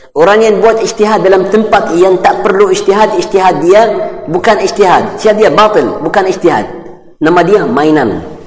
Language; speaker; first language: Malay; non-native, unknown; Arabic